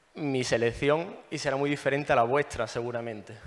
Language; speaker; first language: Spanish; native; Spanish